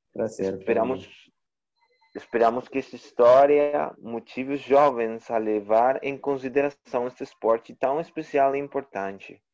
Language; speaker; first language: Portuguese; non-native, learner; Spanish